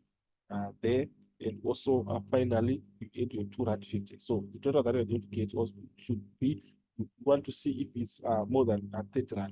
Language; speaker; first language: English; non-native, local second language; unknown